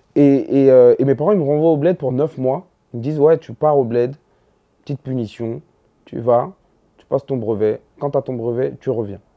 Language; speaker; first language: French; early bilingual, other home language; Dyula